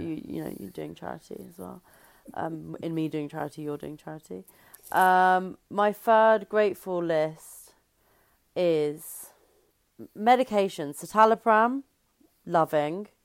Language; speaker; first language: English; native; English